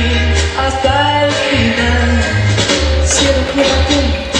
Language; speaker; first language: Spanish; native; Spanish